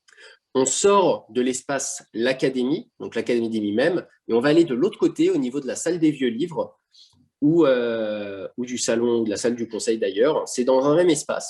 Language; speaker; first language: French; native; French